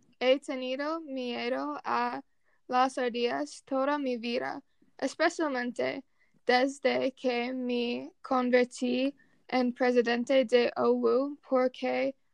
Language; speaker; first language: Spanish; non-native, learner; English